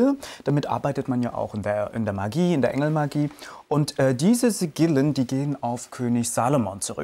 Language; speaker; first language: German; native; German